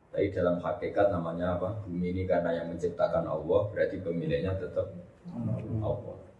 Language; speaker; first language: Indonesian; non-native, local second language; Javanese